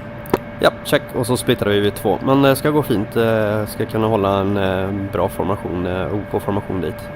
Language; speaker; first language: Swedish; native; Swedish